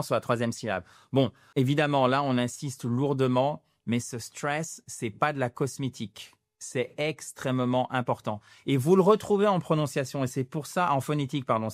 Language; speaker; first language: French; native; French